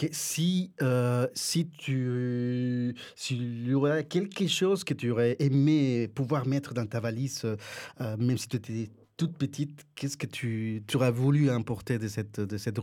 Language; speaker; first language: French; non-native, fluent; Spanish